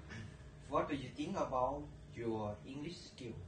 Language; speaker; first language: English; non-native, learner; Thai